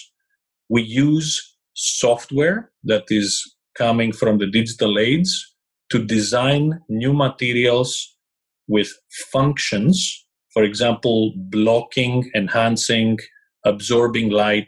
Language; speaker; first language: English; non-native, fluent; Greek